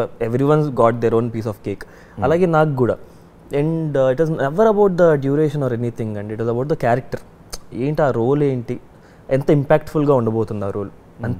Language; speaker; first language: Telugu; native; Telugu